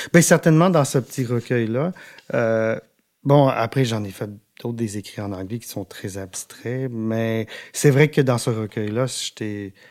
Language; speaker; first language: French; non-native, local second language; English